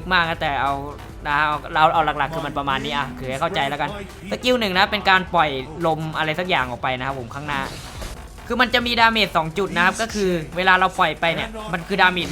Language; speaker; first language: Thai; native; Thai